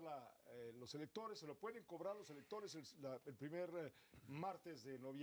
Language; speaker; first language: Spanish; native; Spanish